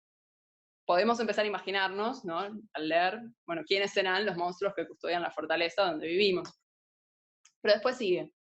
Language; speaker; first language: Spanish; native; Spanish